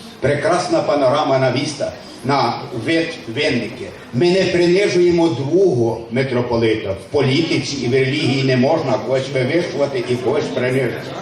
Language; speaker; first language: Ukrainian; native; Ukrainian